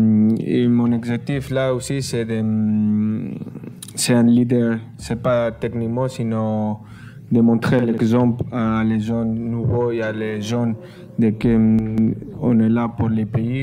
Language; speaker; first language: French; non-native, fluent; Spanish